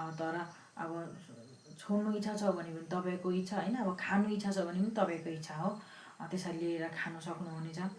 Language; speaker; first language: Nepali; non-native, local second language; Eastern Tamang